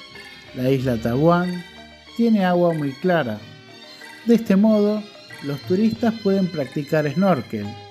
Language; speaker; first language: Spanish; non-native, fluent; Indonesian